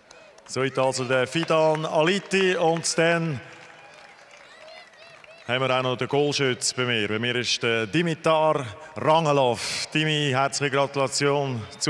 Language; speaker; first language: German; native; German